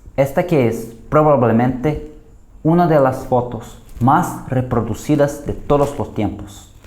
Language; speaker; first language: Spanish; non-native, fluent; Portuguese